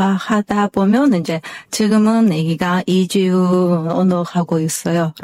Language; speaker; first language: Korean; non-native, fluent; Kyrgyz